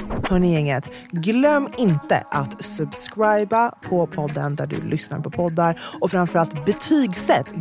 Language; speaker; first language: Swedish; native; Swedish